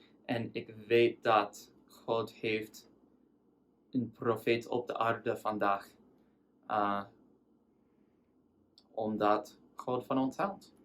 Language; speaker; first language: Dutch; non-native, learner; English